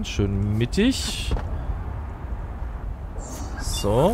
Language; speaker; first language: German; native; German